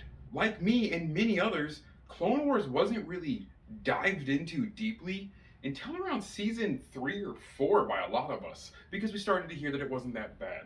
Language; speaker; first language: English; native; English